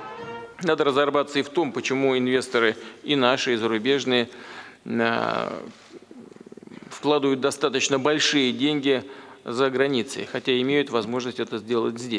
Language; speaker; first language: Russian; native; Russian